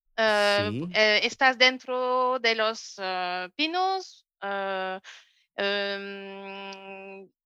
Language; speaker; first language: Spanish; non-native, learner; French